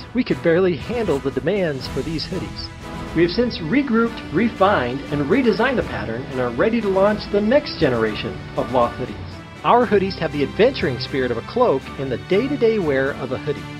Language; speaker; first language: English; native; English